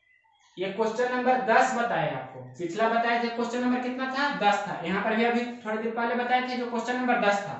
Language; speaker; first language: Hindi; native; Hindi